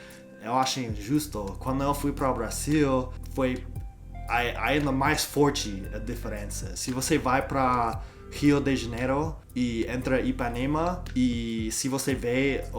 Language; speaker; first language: Portuguese; non-native, learner; English